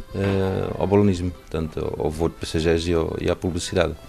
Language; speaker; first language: Portuguese; non-native, fluent; Dutch